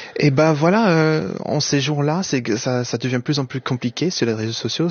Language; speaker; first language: French; non-native, fluent; English